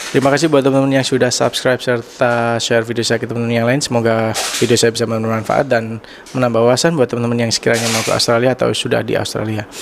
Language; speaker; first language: Indonesian; native; Indonesian